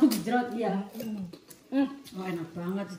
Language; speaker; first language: Indonesian; native; Indonesian